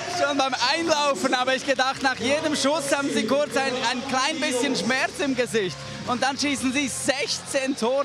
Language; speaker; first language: German; native; German